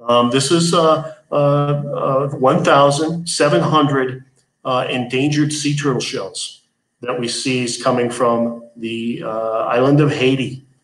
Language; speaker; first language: English; native; English